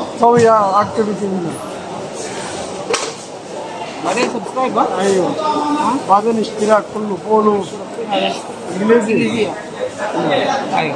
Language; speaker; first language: Arabic; non-native, learner; Filipino